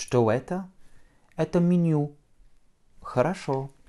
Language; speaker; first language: Russian; non-native, fluent; French